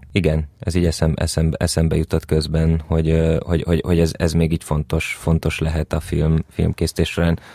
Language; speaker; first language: Hungarian; native; Hungarian